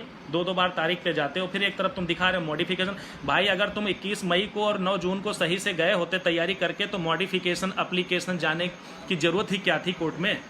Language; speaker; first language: Hindi; native; Hindi